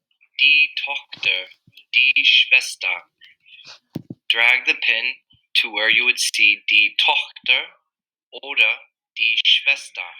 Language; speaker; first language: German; non-native, fluent; English